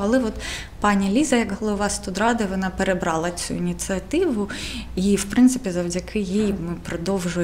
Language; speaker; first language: Ukrainian; non-native, local second language; Russian